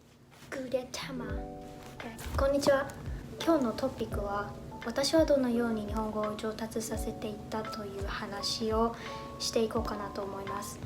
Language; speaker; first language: Japanese; non-native, fluent; Chinese